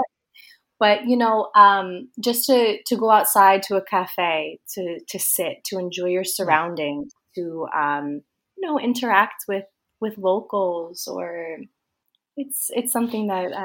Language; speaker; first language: English; native; English